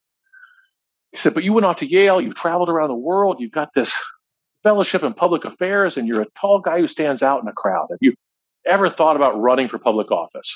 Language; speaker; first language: English; native; English